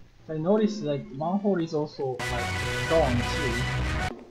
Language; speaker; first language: English; non-native, learner; Japanese